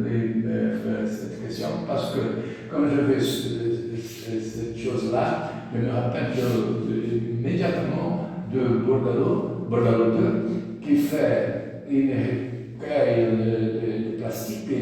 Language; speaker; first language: French; non-native, learner; Portuguese